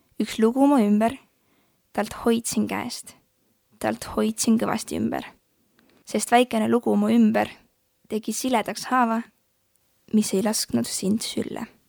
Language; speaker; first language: Estonian; native; Estonian